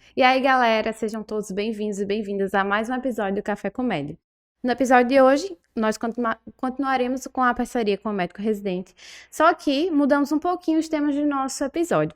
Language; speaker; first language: Portuguese; native; Portuguese